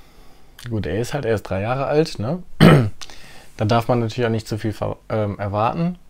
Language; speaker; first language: German; native; German